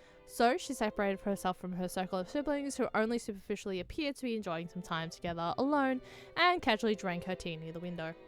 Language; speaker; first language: English; native; English